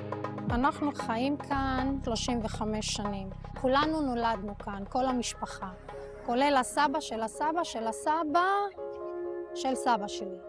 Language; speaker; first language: Hebrew; non-native, local second language; Arabic